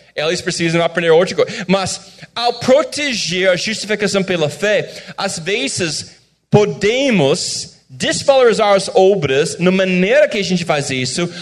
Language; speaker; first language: Portuguese; non-native, fluent; English